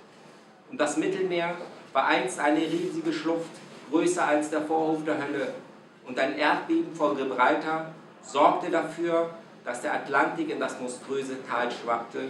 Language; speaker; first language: German; non-native, fluent; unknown